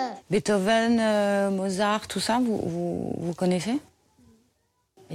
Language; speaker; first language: French; native; French